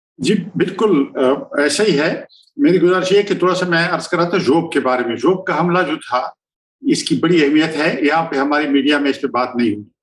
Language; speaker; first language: Urdu; non-native, local second language; Pashto